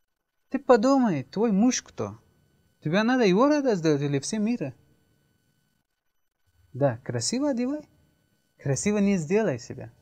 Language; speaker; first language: Russian; non-native, learner; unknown